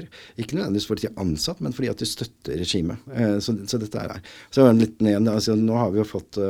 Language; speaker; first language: Norwegian; native; Norwegian